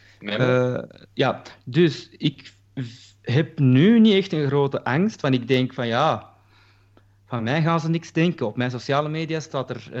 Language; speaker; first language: Dutch; early bilingual, other home language; Turkish